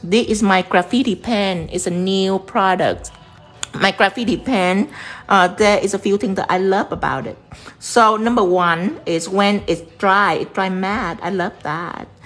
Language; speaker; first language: English; non-native, fluent; Vietnamese